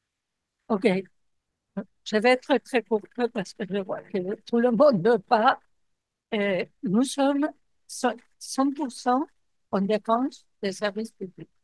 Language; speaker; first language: French; non-native, fluent; Spanish